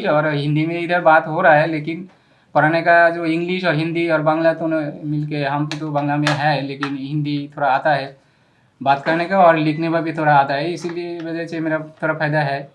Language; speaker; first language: Hindi; non-native, local second language; Bangla